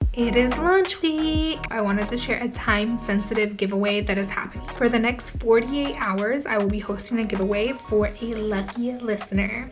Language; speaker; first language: English; native; English